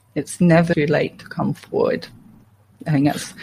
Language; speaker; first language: English; native; English